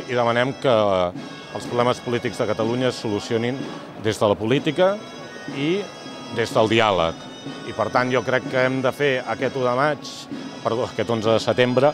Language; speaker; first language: Catalan; native; Catalan